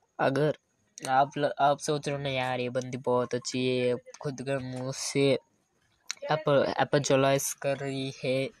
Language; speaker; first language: Hindi; native; Hindi